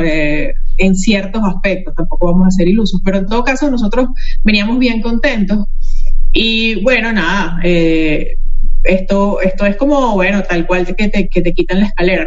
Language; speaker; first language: Spanish; native; Spanish